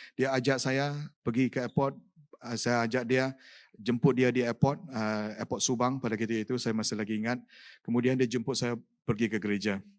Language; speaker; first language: Malay; non-native, local second language; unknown